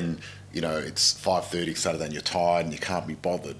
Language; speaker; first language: English; non-native, local second language; Macedonian